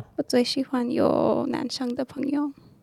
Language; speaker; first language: Chinese; non-native, learner; English